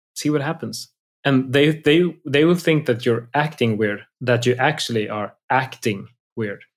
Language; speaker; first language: English; non-native, fluent; Swedish